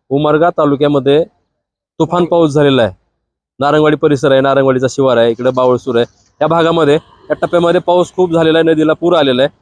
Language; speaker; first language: Marathi; native; Marathi